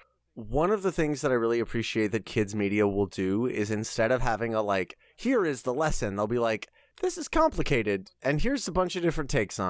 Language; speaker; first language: English; native; English